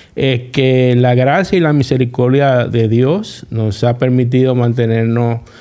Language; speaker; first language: Spanish; native; Spanish